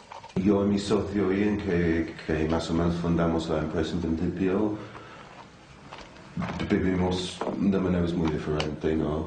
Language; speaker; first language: Spanish; non-native, fluent; English